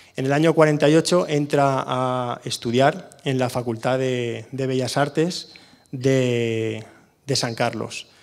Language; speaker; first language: Spanish; non-native, local second language; Catalan